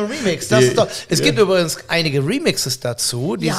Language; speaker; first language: German; native; German